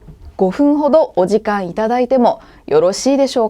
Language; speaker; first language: Japanese; non-native, fluent; Korean